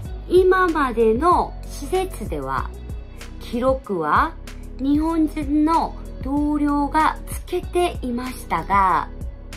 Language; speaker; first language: Japanese; non-native, fluent; Korean